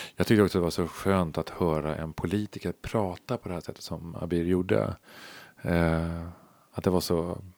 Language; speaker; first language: Swedish; native; Swedish